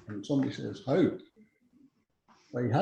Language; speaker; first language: English; native; English